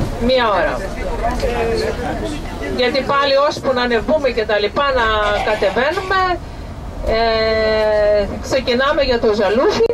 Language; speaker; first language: Greek; native; Greek